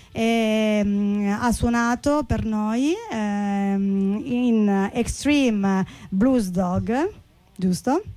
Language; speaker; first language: Italian; native; Italian